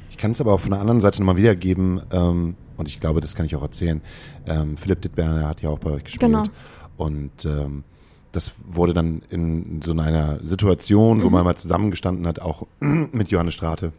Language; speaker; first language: German; native; German